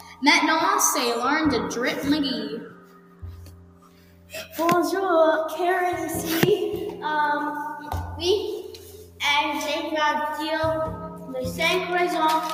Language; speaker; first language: French; non-native, learner; English